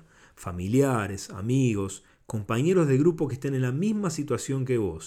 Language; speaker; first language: Spanish; native; Spanish